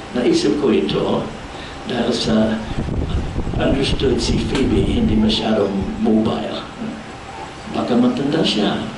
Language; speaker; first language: Filipino; non-native, fluent; English